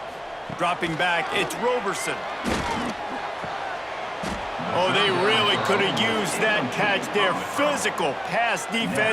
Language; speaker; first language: English; native; English